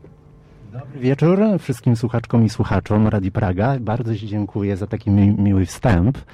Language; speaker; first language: Polish; early bilingual, heritage; Polish